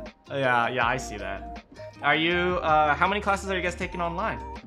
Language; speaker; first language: English; native; English